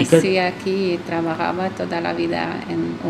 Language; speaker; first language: Spanish; non-native, fluent; Hungarian